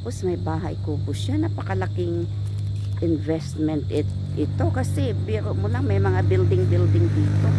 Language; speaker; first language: Filipino; non-native, local second language; Hiligaynon